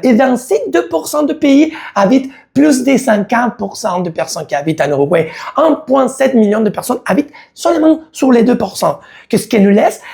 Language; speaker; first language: French; non-native, learner; Spanish